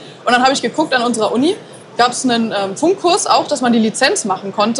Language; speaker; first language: German; native; German